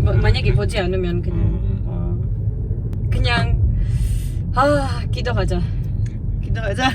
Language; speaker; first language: Korean; non-native, learner; Greek